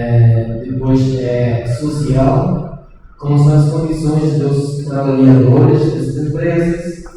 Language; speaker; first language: Portuguese; non-native, learner; Spanish